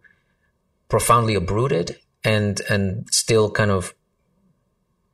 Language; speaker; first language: English; early bilingual, other home language; Spanish